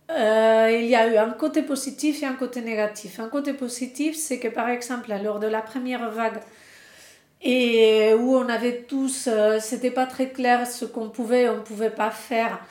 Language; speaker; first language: French; non-native, fluent; Spanish